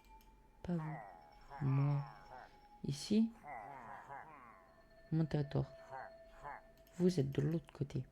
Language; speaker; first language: French; native; French